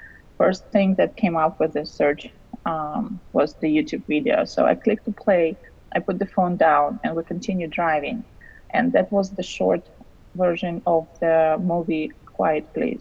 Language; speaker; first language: English; non-native, fluent; Russian